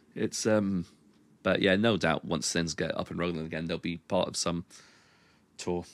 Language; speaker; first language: English; native; English